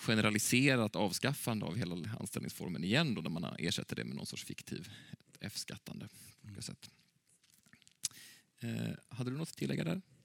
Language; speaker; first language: Swedish; native; Swedish